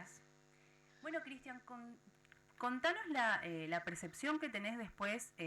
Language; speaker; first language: Spanish; native; Spanish